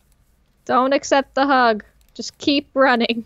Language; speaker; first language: English; native; English